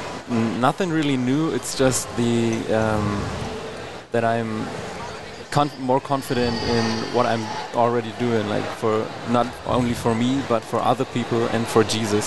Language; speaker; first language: English; non-native, fluent; German